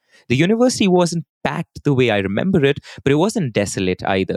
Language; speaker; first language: English; non-native, local second language; Hindi